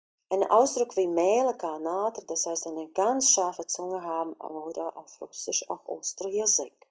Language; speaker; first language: German; non-native, fluent; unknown